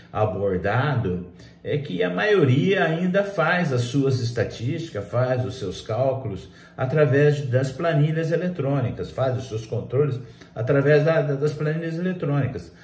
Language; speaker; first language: Portuguese; native; Portuguese